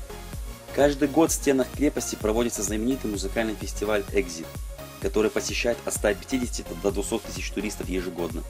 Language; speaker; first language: Russian; native; Russian